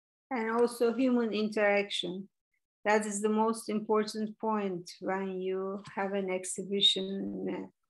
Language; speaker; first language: English; non-native, fluent; Turkish